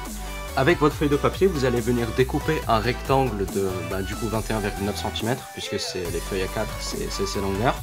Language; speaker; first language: French; native; French